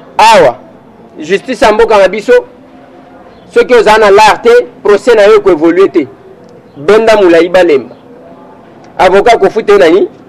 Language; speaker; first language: Lingala; native; Lingala